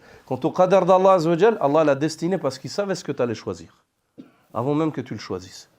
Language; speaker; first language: French; native; French